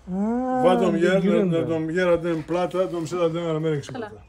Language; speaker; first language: Swedish; non-native, fluent; Portuguese